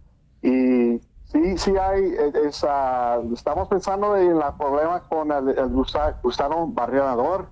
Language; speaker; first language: Spanish; early bilingual, heritage; English